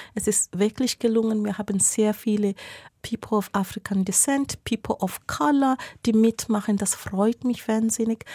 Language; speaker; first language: German; non-native, fluent; Swahili